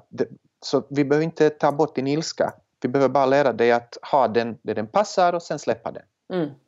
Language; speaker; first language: Swedish; non-native, fluent; Serbian